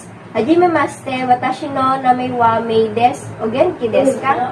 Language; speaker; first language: Japanese; non-native, learner; Filipino